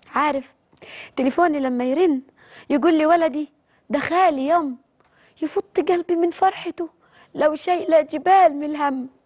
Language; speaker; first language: Arabic; native; Arabic